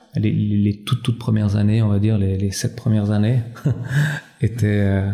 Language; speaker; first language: French; early bilingual, other home language; Albanian